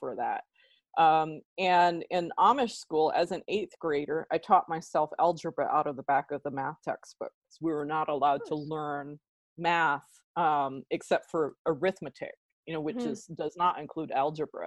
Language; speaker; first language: English; early bilingual, other home language; Pennsylvania German